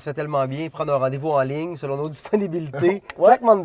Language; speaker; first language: French; native; French